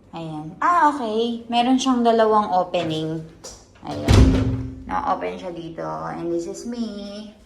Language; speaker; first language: Filipino; native; Filipino